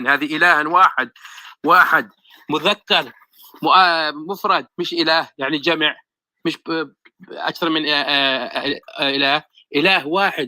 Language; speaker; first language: Arabic; native; Arabic